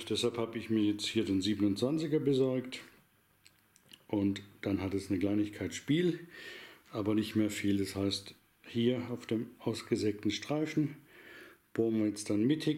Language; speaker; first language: German; native; German